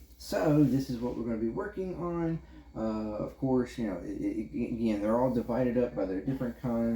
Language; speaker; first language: English; native; English